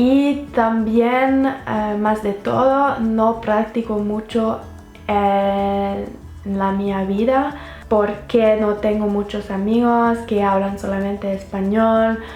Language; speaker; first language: Spanish; non-native, learner; French